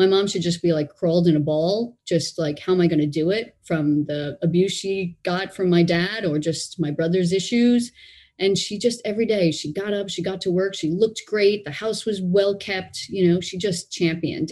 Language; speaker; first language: English; native; English